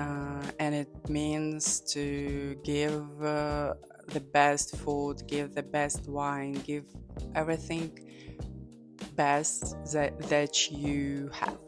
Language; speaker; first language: English; non-native, fluent; Georgian